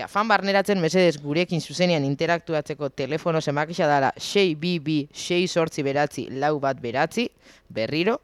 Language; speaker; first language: Basque; native; Basque